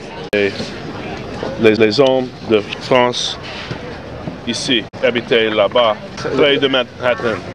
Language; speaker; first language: French; non-native, learner; English